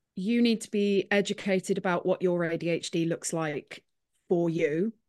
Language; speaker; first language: English; native; English